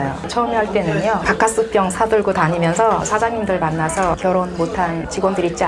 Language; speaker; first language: Korean; native; Korean